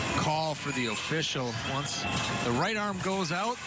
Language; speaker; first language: English; native; English